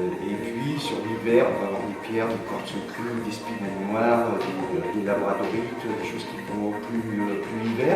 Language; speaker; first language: French; native; French